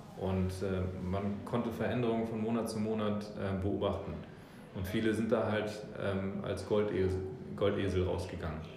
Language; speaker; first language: German; early bilingual, other home language; English